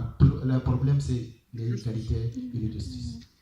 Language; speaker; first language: French; non-native, learner; Arabic